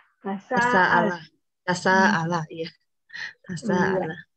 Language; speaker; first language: Arabic; non-native, learner; Indonesian